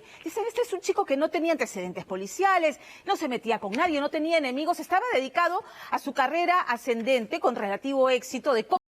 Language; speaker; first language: Spanish; native; Spanish